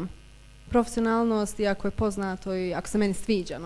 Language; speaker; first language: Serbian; early bilingual, heritage; Bosnian